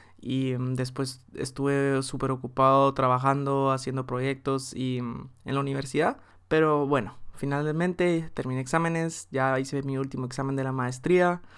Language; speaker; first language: Spanish; early bilingual, heritage; Spanish